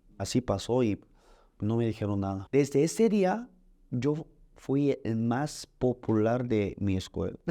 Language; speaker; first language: Spanish; early bilingual, other home language; Korean